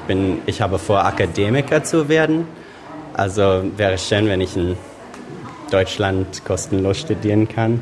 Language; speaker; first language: German; non-native, fluent; English